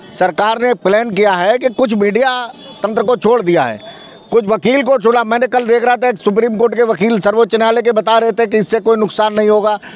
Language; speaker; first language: Hindi; native; Hindi